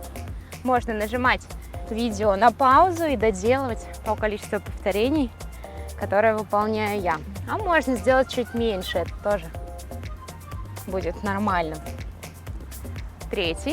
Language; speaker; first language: Russian; native; Russian